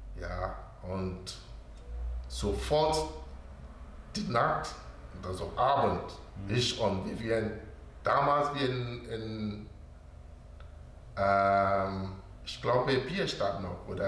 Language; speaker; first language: German; non-native, learner; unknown